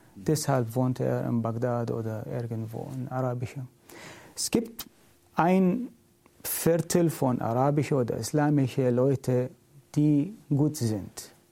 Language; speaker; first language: German; non-native, learner; Syriac